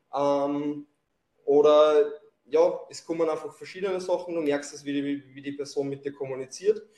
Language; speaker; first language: German; native; German